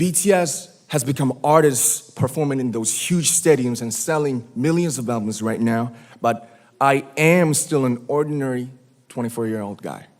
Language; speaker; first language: English; non-native, fluent; Korean